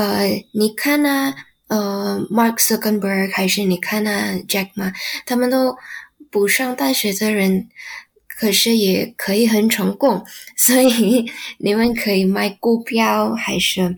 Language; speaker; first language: Chinese; non-native, learner; Indonesian